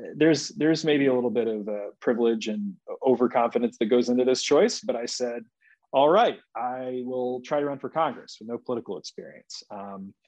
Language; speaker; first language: English; native; English